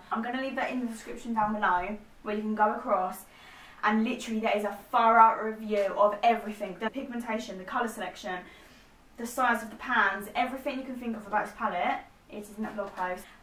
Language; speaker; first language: English; native; English